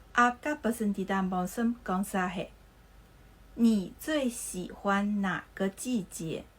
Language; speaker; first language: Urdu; native; Urdu